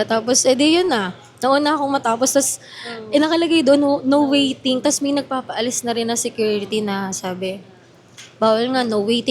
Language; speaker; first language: Filipino; native; Filipino